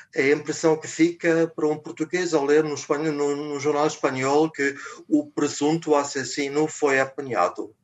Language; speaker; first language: Portuguese; non-native, fluent; German